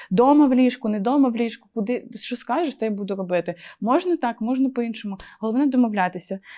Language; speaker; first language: Ukrainian; native; Ukrainian